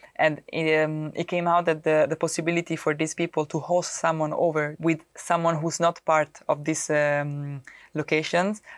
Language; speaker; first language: English; non-native, fluent; Italian